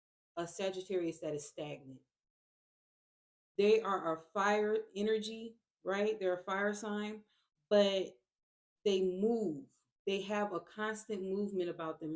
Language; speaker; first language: English; native; English